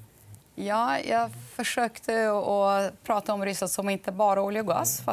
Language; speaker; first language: Swedish; non-native, fluent; Russian